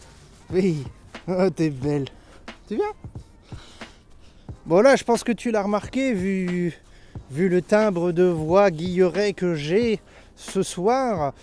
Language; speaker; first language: French; native; French